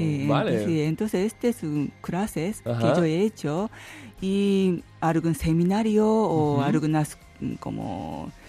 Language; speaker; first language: Spanish; non-native, learner; Japanese